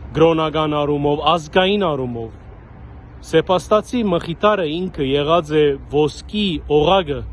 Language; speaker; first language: Armenian; early bilingual, heritage; Armenian